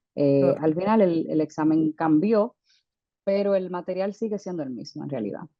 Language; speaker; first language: Spanish; early bilingual, heritage; Spanish